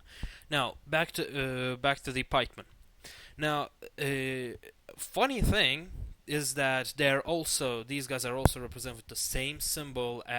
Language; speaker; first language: English; non-native, fluent; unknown